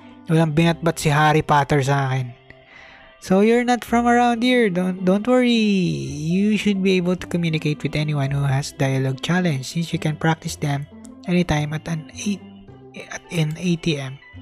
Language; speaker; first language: English; non-native, local second language; Filipino